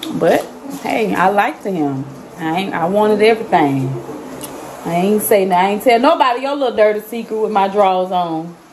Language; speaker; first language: English; native; English